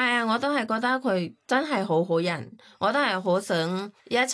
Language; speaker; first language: Cantonese; non-native, learner; Thai